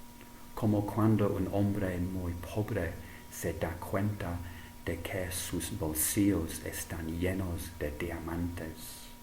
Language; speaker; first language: Spanish; non-native, fluent; English